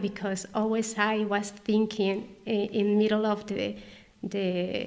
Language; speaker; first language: English; non-native, learner; Spanish